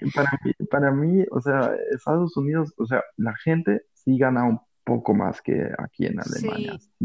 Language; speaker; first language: Spanish; non-native, fluent; German